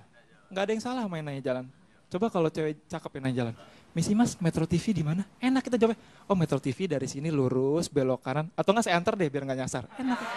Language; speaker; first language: Indonesian; native; Indonesian